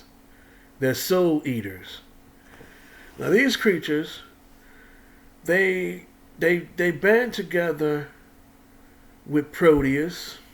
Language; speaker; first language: English; native; English